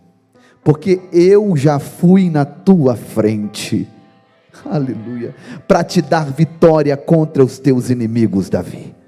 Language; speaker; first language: Portuguese; native; Portuguese